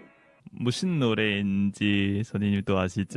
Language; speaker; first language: Korean; non-native, fluent; Vietnamese